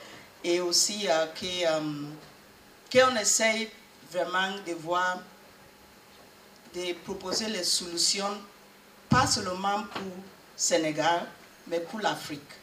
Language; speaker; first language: French; non-native, learner; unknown